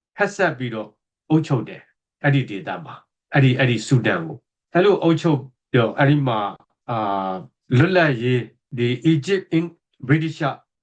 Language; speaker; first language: Burmese; native; Burmese